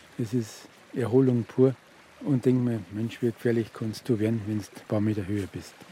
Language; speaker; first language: German; native; German